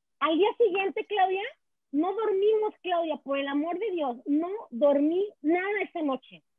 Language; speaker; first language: Spanish; native; Spanish